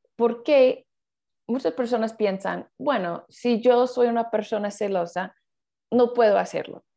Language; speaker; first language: Spanish; non-native, fluent; English